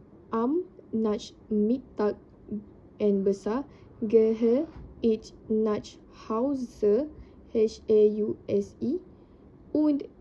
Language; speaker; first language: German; non-native, learner; Indonesian